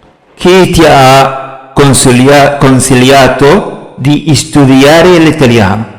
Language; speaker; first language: Italian; non-native, fluent; Somali